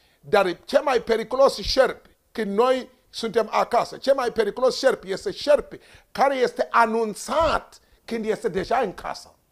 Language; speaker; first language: Romanian; non-native, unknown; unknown